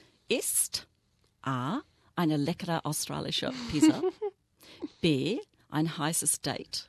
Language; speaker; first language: German; non-native, fluent; English